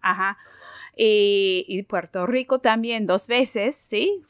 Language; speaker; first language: Spanish; non-native, fluent; English